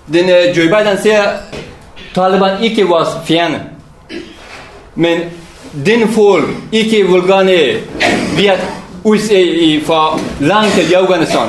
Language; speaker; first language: Danish; non-native, learner; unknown